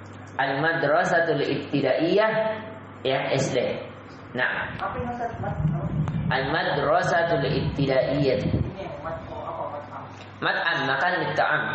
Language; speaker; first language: Arabic; non-native, fluent; Indonesian